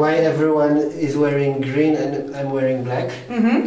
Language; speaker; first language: English; non-native, fluent; Polish